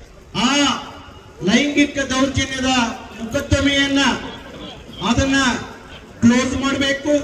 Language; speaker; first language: Kannada; native; Kannada